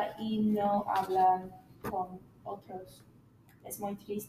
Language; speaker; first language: Spanish; non-native, learner; English